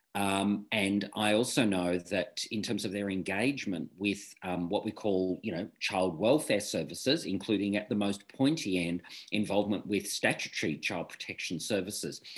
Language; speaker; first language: English; native; English